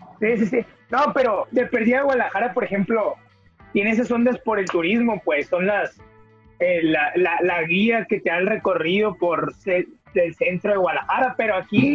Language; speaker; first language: Spanish; native; Spanish